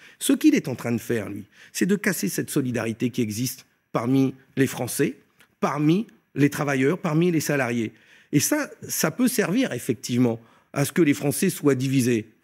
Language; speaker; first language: French; native; French